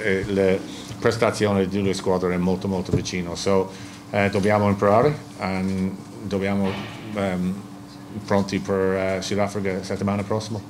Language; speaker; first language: Italian; non-native, learner; English